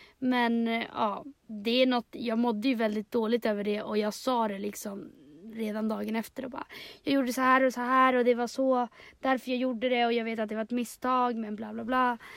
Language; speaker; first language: Swedish; early bilingual, other home language; Spanish